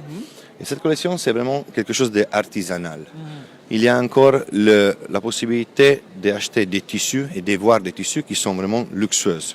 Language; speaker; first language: French; non-native, fluent; Italian